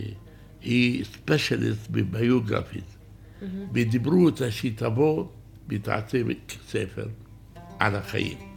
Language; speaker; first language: Hebrew; non-native, local second language; Arabic